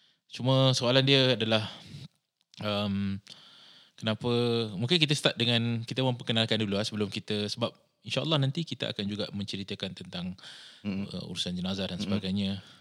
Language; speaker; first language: Malay; native; Malay